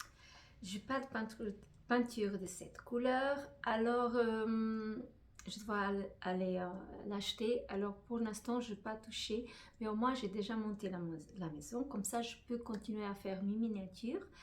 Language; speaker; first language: French; non-native, fluent; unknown